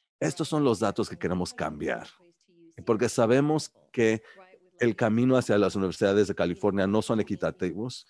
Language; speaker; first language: Spanish; early bilingual, heritage; Spanish